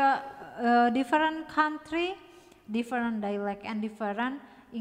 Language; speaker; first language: English; non-native, learner; Indonesian